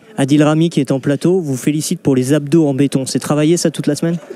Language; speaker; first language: French; native; French